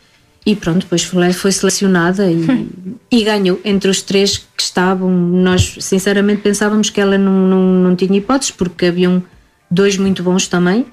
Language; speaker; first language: Portuguese; native; Portuguese